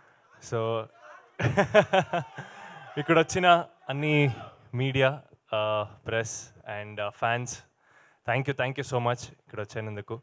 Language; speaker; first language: Telugu; non-native, learner; Kannada